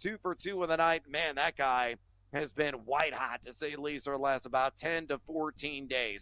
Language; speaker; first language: English; native; English